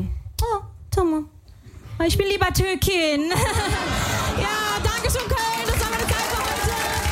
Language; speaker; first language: German; early bilingual, other home language; Arabic